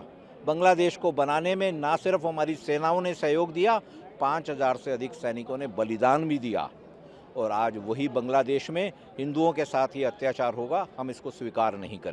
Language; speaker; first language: Hindi; native; Hindi